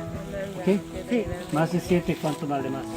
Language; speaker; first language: Spanish; non-native, learner; Korean